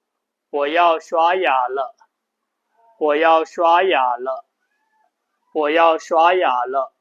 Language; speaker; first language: Chinese; non-native, fluent; Burmese